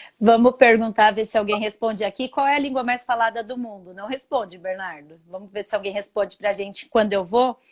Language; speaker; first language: Portuguese; native; Portuguese